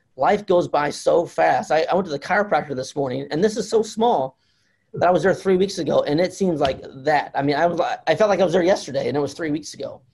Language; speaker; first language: English; native; English